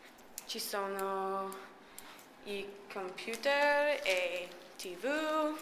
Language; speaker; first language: Italian; non-native, learner; English